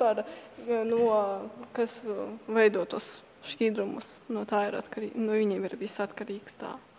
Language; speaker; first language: Latvian; native; Latvian